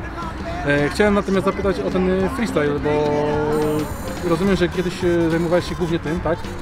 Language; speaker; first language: Polish; native; Polish